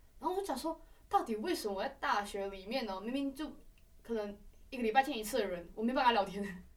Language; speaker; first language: Chinese; native; Chinese